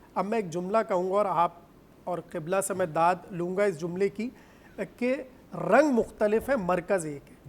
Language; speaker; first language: Urdu; native; Urdu